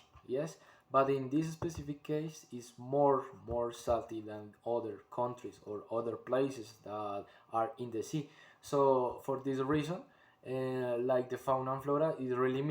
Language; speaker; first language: English; non-native, learner; Spanish